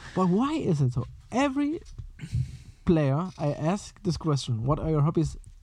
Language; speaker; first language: English; non-native, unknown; German